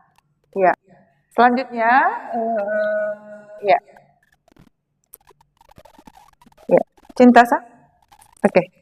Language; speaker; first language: Indonesian; native; Indonesian